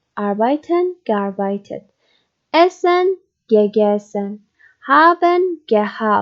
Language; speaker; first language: German; non-native, learner; Persian